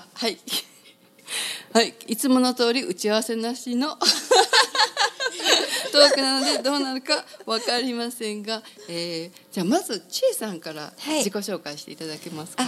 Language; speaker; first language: Japanese; native; Japanese